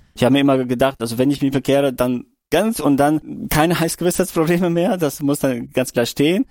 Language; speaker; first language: German; early bilingual, other home language; Russian